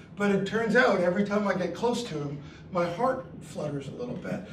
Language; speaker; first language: English; native; English